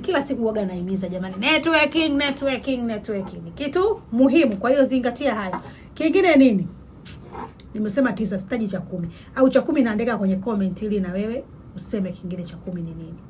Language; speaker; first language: Swahili; native; Swahili